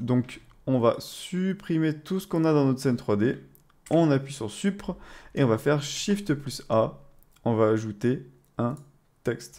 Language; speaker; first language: French; native; French